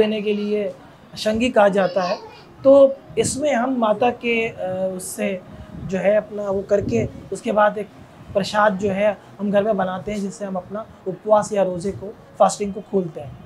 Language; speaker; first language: Urdu; non-native, local second language; Gujarati